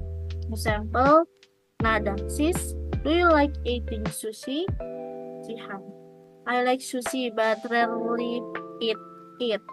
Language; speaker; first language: English; non-native, learner; Indonesian